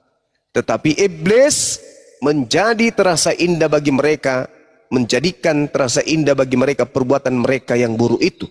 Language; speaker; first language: Indonesian; native; Indonesian